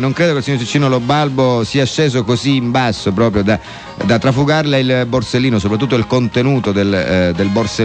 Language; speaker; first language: Italian; native; Italian